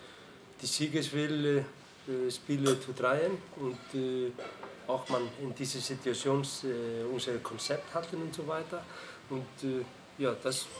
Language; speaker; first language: German; non-native, fluent; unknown